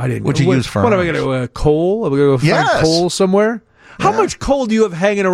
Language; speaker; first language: English; native; English